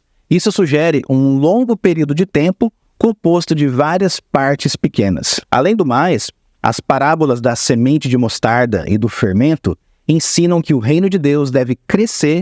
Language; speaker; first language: Portuguese; native; Portuguese